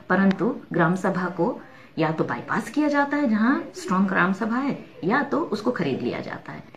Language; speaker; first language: Hindi; native; Hindi